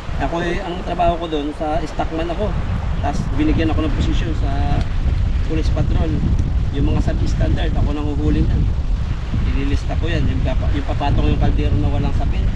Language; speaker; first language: Filipino; native; Filipino